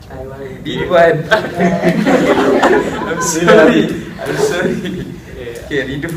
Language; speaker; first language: English; non-native, local second language; Malay